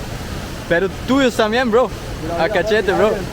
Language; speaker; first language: Spanish; non-native, learner; German